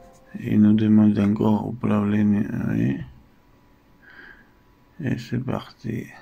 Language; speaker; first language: French; non-native, fluent; Russian